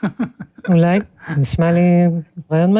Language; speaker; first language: Hebrew; native; Hebrew